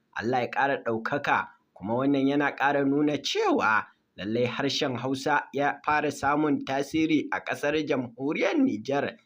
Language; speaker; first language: Hausa; native; Hausa